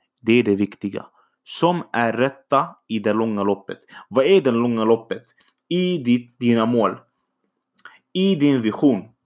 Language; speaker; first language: Swedish; early bilingual, other home language; Arabic